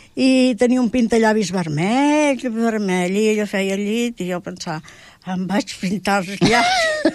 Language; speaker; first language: Catalan; non-native, local second language; Spanish